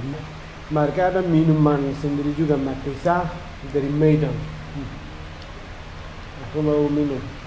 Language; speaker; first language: Indonesian; non-native, learner; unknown